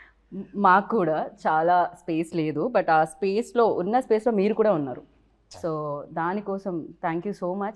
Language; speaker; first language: Telugu; native; Telugu